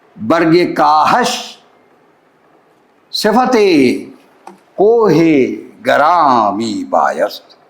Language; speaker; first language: Persian; non-native, fluent; Urdu